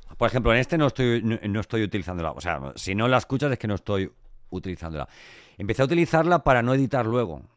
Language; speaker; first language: Spanish; native; Spanish